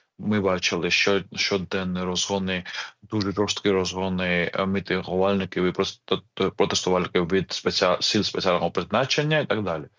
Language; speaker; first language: Ukrainian; non-native, fluent; Georgian